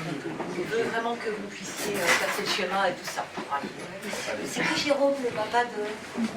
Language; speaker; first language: French; native; French